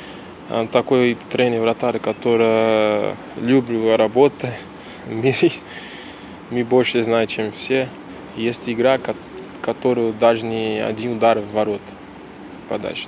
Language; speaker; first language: Russian; non-native, learner; Portuguese